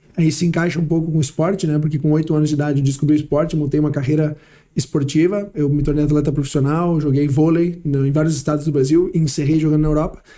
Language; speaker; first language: Portuguese; early bilingual, heritage; Portuguese